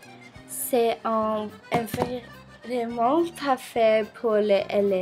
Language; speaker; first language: French; non-native, learner; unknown